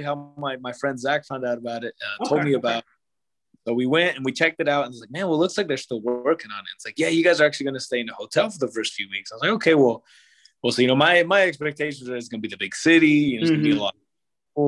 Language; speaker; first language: English; native; English